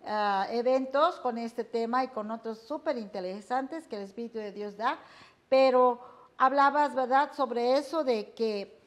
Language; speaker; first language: Spanish; native; Spanish